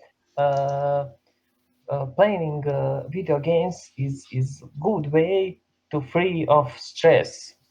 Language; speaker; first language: English; non-native, learner; Serbian